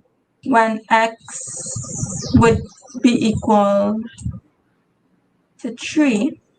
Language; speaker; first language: English; native; English